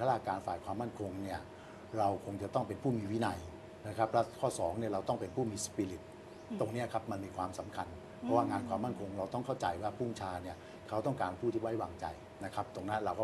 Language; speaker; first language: Thai; native; Thai